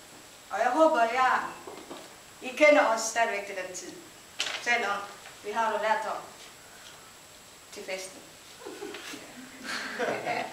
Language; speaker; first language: Danish; non-native, learner; Filipino